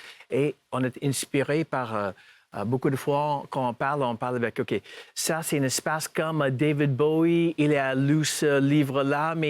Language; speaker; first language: French; non-native, fluent; English